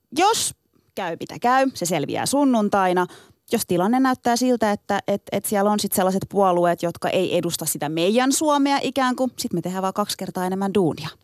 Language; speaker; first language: Finnish; early bilingual, other home language; Turkish